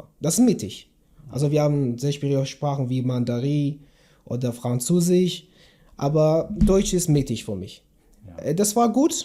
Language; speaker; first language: German; non-native, learner; Kurdish